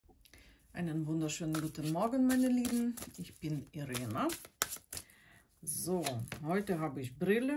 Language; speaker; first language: German; non-native, fluent; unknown